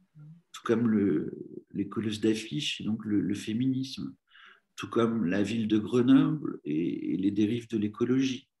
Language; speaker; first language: French; native; French